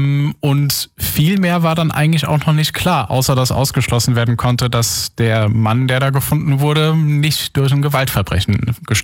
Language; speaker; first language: German; native; German